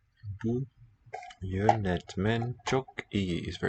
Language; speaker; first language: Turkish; non-native, learner; English